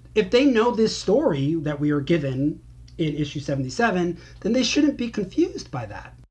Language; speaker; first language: English; native; English